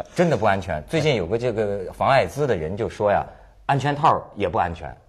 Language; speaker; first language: Chinese; native; Chinese